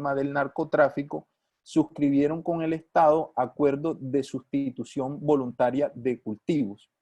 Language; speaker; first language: Spanish; native; Spanish